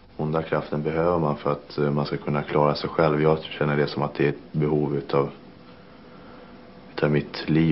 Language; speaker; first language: Swedish; native; Swedish